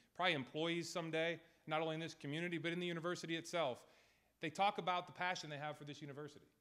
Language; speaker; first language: English; native; English